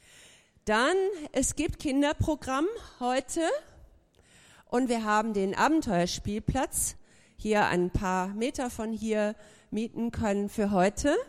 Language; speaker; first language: German; native; German